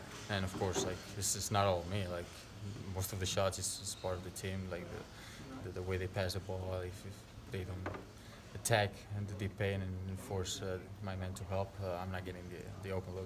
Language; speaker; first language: English; non-native, fluent; Spanish